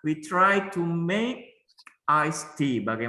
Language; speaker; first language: English; non-native, learner; Indonesian